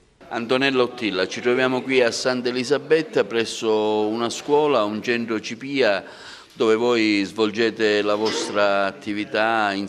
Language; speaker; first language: Italian; native; Italian